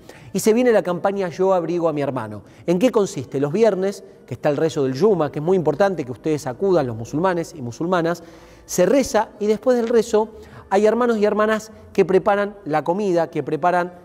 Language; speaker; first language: Spanish; native; Spanish